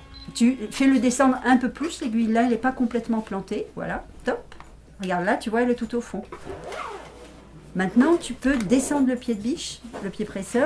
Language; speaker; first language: French; native; French